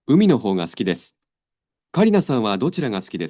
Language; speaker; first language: Japanese; non-native, learner; Indonesian